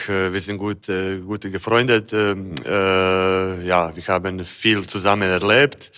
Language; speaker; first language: German; non-native, learner; Croatian